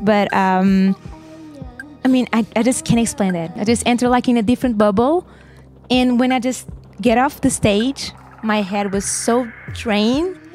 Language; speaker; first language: English; non-native, fluent; Portuguese